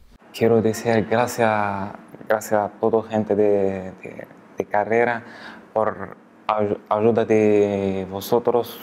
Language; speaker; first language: Spanish; non-native, learner; Arabic